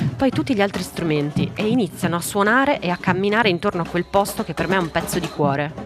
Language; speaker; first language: Italian; early bilingual, other home language; Portuguese